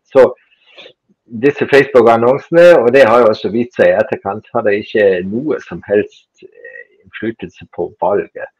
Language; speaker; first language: Norwegian; non-native, fluent; German